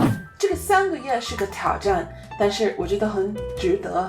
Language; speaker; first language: Chinese; non-native, learner; English